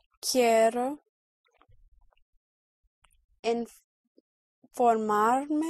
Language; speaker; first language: Spanish; non-native, learner; English